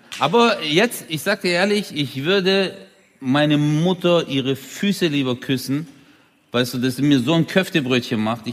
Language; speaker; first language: German; early bilingual, other home language; Turkish